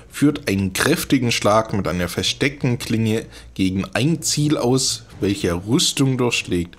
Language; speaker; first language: German; native; German